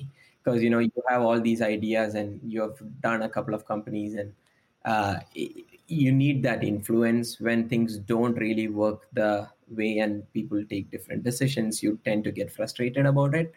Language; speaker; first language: English; non-native, local second language; Malayalam